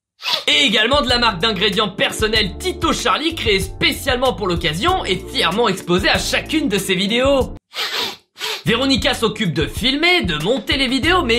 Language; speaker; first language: French; native; French